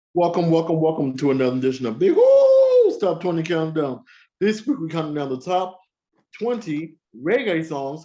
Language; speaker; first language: English; native; English